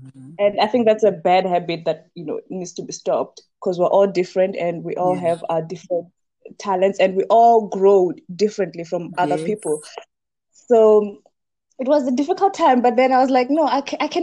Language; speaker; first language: English; non-native, local second language; Venda